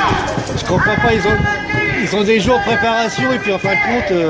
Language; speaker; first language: French; native; French